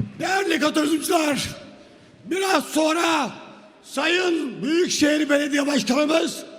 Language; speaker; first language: Turkish; native; Turkish